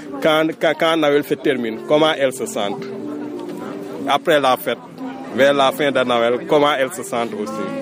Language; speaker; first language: French; non-native, fluent; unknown